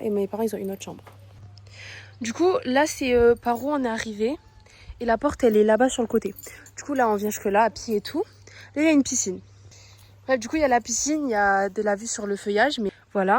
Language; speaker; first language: French; native; French